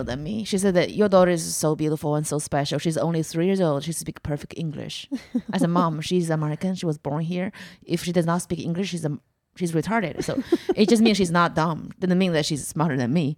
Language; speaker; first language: English; non-native, fluent; Chinese